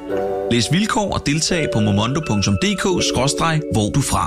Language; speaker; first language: Danish; native; Danish